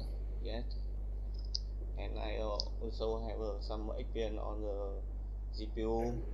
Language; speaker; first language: English; non-native, learner; Vietnamese